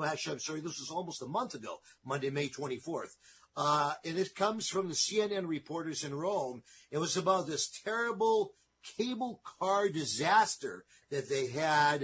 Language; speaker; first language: English; native; English